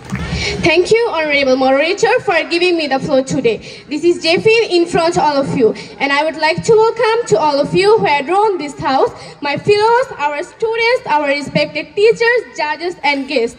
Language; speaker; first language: English; non-native, learner; Bangla